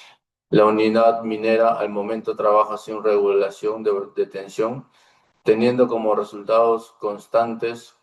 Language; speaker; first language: Spanish; native; Spanish